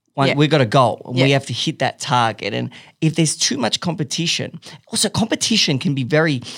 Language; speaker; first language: English; native; English